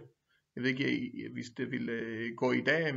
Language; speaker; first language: Danish; non-native, fluent; Hebrew